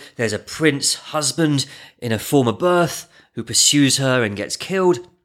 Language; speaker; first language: English; native; English